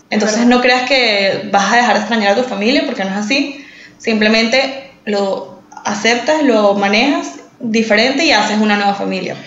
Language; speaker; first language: Spanish; native; Spanish